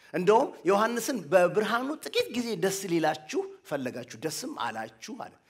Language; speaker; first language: Amharic; native; Amharic